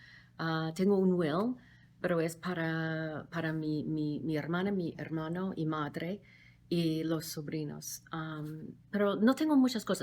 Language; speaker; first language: Spanish; non-native, fluent; English